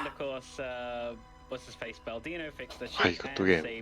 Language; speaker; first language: Japanese; native; Japanese